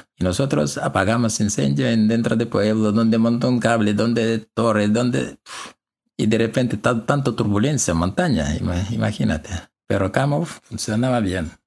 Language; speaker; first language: Spanish; non-native, learner; Russian